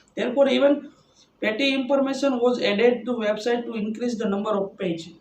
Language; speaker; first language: English; non-native, local second language; Gujarati